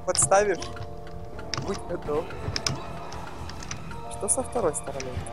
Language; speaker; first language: Russian; native; Russian